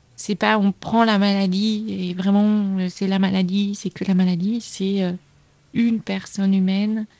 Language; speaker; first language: French; native; French